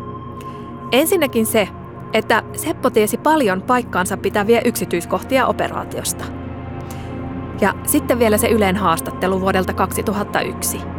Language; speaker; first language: Finnish; native; Finnish